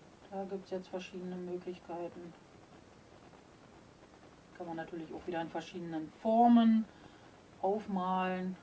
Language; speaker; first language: German; native; German